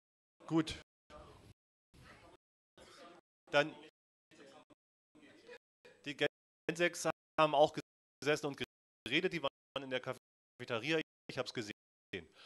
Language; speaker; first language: German; native; German